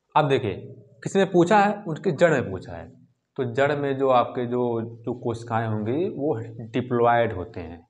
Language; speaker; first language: Hindi; native; Hindi